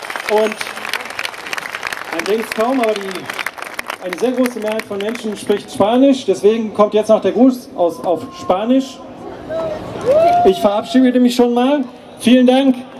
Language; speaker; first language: German; native; German